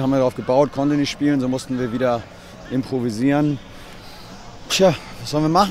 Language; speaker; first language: German; native; German